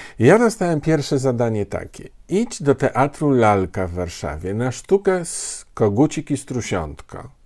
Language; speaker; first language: Polish; native; Polish